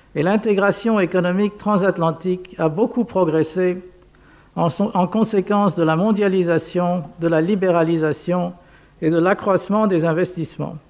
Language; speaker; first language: French; non-native, fluent; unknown